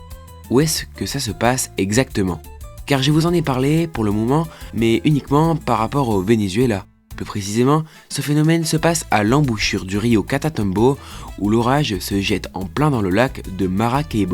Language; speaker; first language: French; native; French